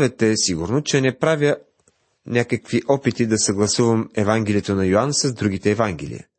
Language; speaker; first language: Bulgarian; native; Bulgarian